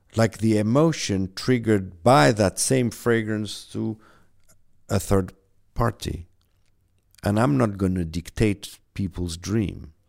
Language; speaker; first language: English; non-native, fluent; French